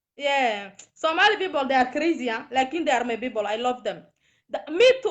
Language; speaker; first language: English; non-native, learner; Somali